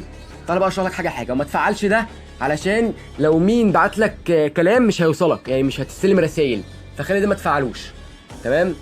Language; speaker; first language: Arabic; native; Arabic